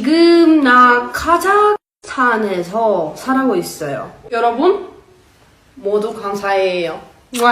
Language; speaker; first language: Korean; non-native, learner; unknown